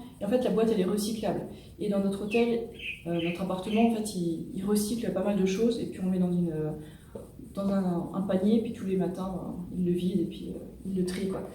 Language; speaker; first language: French; native; French